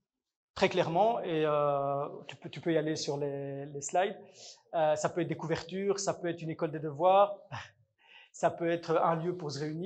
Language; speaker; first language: French; native; French